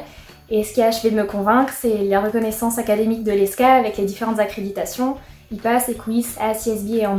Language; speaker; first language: French; native; French